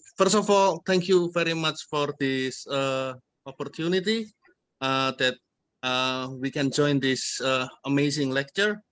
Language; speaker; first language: English; non-native, fluent; Indonesian